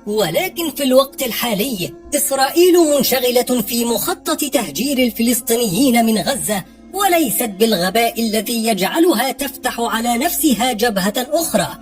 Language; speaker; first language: Arabic; native; Arabic